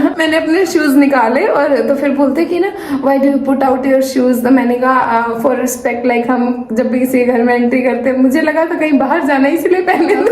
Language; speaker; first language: Hindi; native; Hindi